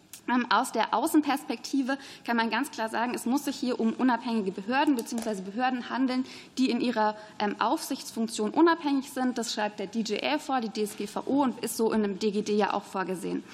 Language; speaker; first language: German; native; German